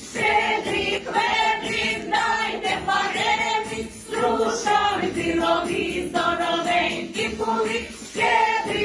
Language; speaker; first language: Ukrainian; native; Ukrainian